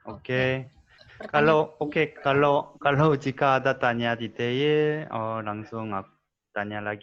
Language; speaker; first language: Indonesian; non-native, learner; Korean